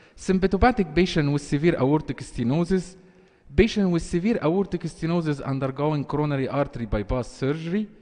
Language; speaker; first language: English; non-native, fluent; Arabic